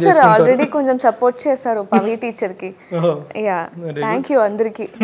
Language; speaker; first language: Telugu; non-native, learner; Tamil